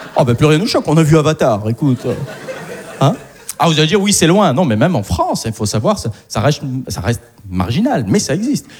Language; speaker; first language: French; non-native, local second language; Arabic